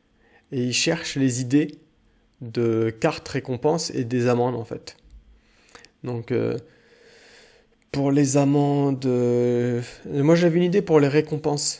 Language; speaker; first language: French; native; French